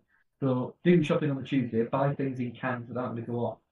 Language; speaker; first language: English; native; English